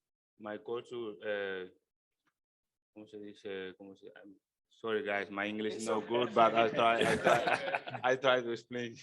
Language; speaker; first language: English; non-native, learner; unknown